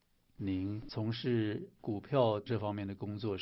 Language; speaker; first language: Chinese; native; Chinese